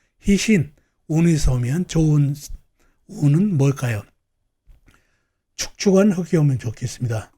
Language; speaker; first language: Korean; native; Korean